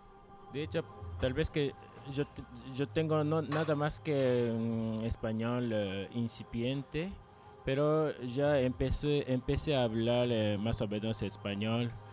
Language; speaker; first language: Spanish; non-native, learner; Japanese